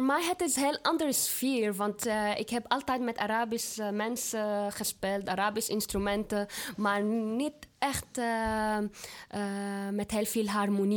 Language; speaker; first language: Dutch; non-native, fluent; Arabic